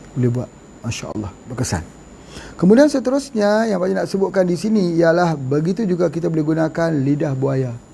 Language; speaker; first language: Malay; native; Malay